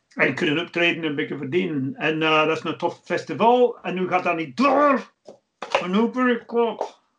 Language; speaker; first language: Dutch; non-native, fluent; English